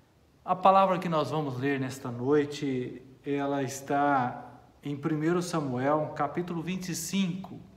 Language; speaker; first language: Portuguese; native; Portuguese